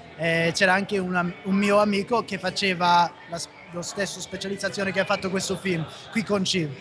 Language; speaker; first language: Italian; non-native, fluent; English